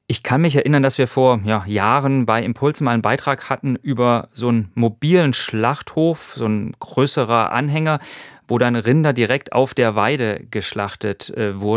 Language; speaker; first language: German; native; German